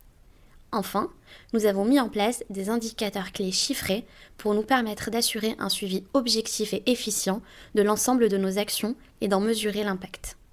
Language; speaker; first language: French; native; French